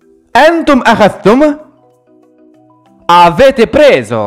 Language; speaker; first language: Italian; non-native, fluent; Arabic